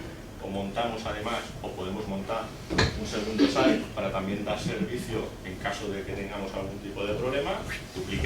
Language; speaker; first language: Spanish; native; Spanish